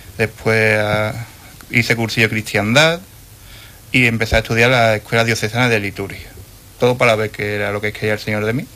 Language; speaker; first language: Spanish; native; Spanish